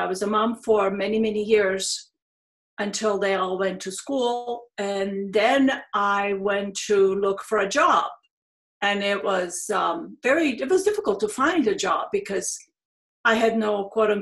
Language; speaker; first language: English; non-native, fluent; Serbian